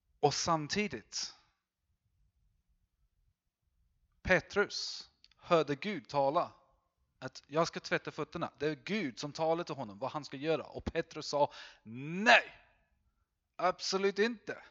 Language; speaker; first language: Swedish; non-native, fluent; English